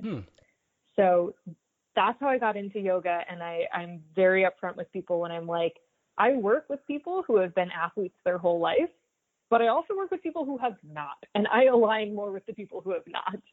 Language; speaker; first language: English; native; English